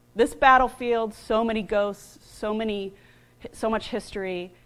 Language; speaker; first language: English; native; English